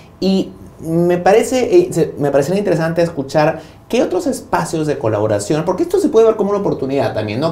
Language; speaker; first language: Spanish; native; Spanish